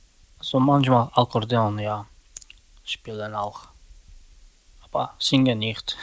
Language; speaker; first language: German; non-native, learner; Romany